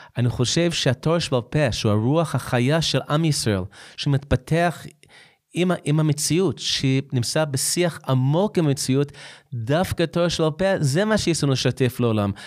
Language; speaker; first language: Hebrew; non-native, fluent; English